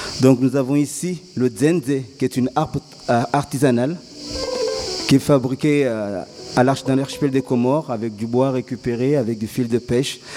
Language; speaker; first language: French; native; French